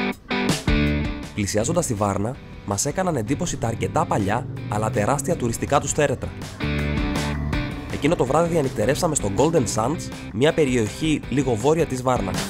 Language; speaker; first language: Greek; native; Greek